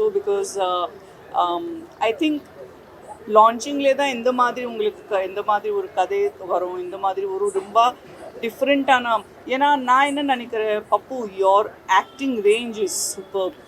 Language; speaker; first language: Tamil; non-native, fluent; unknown